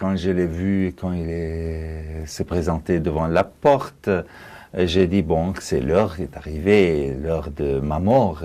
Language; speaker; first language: French; non-native, fluent; Arabic